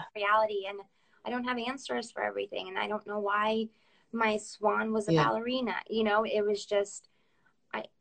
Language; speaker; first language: English; early bilingual, other home language; Russian